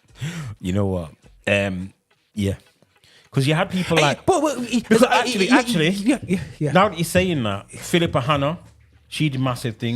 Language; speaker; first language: English; native; English